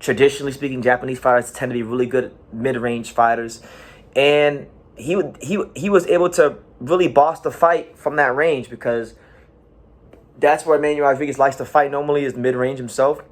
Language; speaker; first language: English; native; English